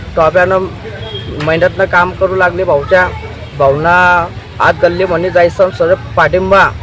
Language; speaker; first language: Marathi; native; Marathi